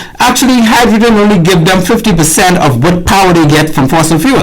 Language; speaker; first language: English; native; English